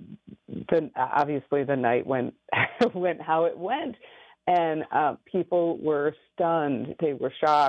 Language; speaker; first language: English; native; English